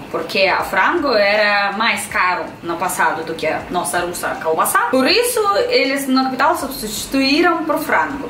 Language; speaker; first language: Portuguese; non-native, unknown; Russian